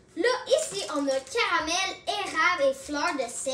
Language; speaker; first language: French; non-native, local second language; English